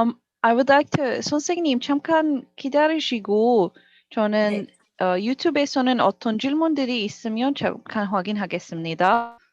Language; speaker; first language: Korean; non-native, learner; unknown